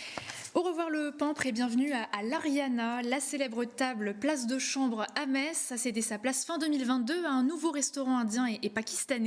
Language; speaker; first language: French; native; French